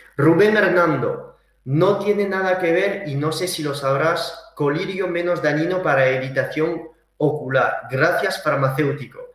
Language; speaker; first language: Spanish; early bilingual, heritage; Spanish